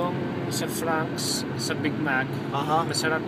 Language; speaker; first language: Filipino; non-native, fluent; English